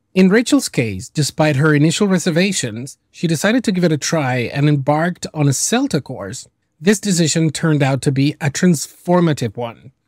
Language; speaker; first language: English; early bilingual, other home language; Spanish